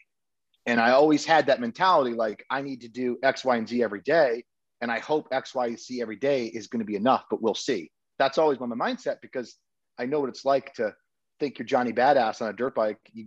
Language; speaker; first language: English; native; English